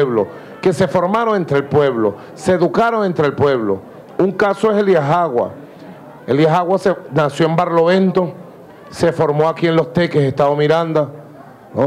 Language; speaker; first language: Spanish; native; Spanish